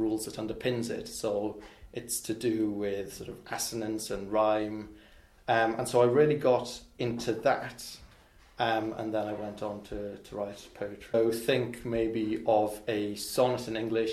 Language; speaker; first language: English; non-native, local second language; Welsh